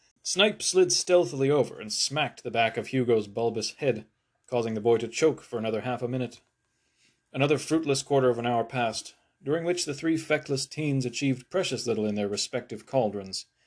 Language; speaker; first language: English; native; English